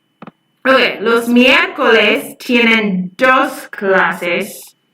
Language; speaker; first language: Spanish; non-native, fluent; English